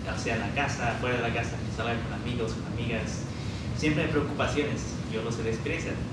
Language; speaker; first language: Spanish; early bilingual, heritage; Spanish